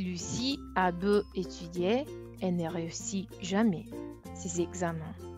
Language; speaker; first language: French; non-native, fluent; Italian